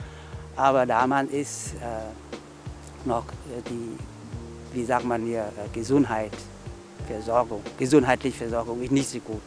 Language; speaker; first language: German; non-native, learner; Vietnamese